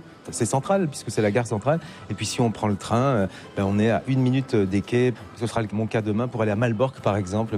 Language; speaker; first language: French; native; French